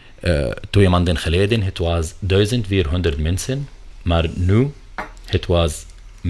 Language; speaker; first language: Dutch; non-native, learner; Arabic